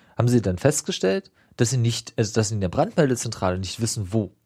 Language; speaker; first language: German; native; German